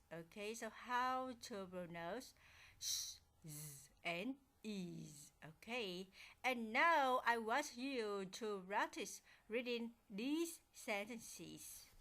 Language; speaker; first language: English; non-native, fluent; Vietnamese